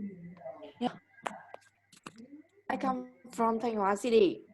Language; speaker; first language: English; non-native, learner; Vietnamese